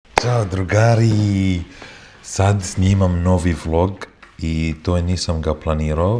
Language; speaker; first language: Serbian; non-native, learner; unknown